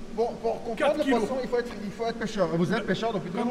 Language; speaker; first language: French; non-native, local second language; Arabic